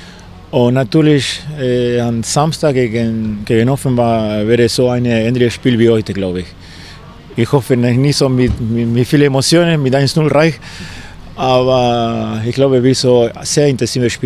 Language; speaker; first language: German; non-native, learner; Spanish